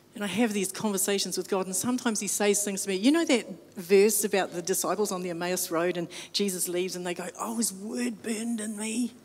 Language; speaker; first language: English; native; English